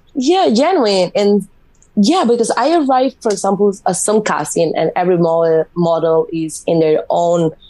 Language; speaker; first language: English; non-native, fluent; Spanish